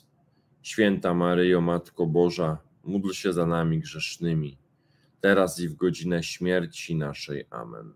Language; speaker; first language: Polish; native; Polish